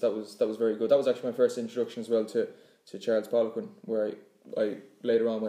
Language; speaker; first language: English; native; English